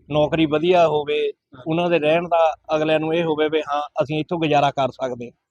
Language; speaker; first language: Punjabi; native; Punjabi